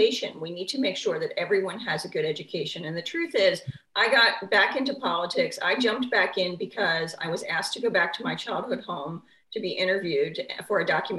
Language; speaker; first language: English; native; English